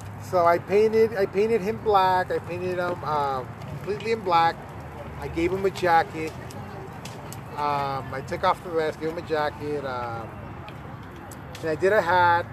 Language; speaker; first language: English; early bilingual, other home language; Spanish